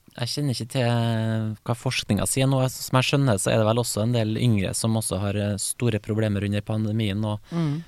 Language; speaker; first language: Norwegian; native; Norwegian